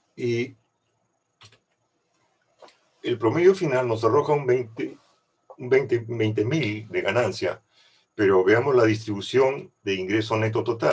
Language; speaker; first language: Spanish; native; Spanish